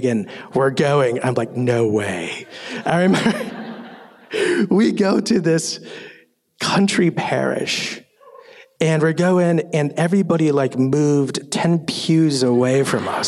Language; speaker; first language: English; native; English